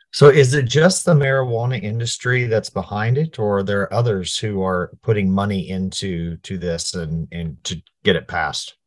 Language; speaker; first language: English; native; English